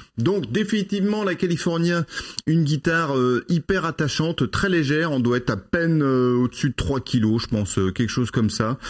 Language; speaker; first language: French; native; French